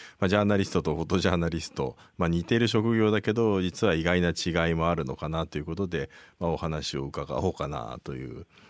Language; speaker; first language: Japanese; native; Japanese